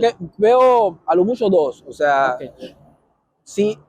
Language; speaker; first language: Spanish; native; Spanish